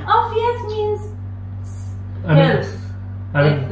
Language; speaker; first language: English; non-native, learner; Persian